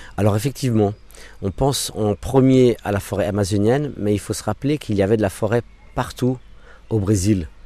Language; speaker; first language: French; non-native, local second language; English